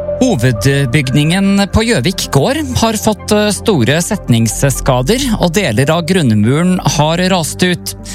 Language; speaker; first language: Norwegian; native; Norwegian